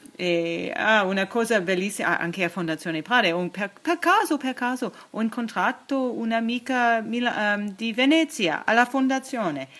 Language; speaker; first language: Italian; non-native, fluent; English